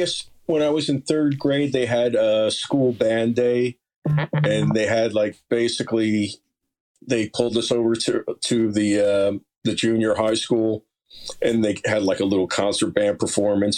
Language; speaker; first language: English; native; English